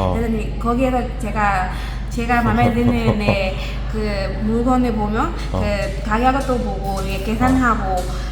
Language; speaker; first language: Korean; non-native, learner; Burmese